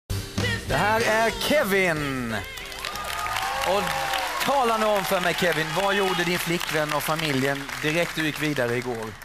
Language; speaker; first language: Swedish; native; Swedish